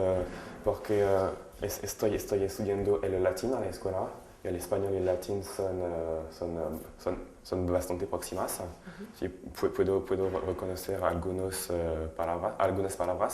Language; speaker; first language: Spanish; non-native, learner; French